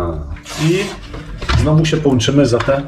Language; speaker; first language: Polish; native; Polish